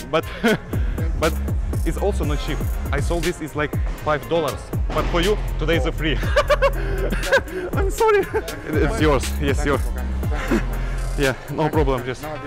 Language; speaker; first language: English; non-native, learner; Russian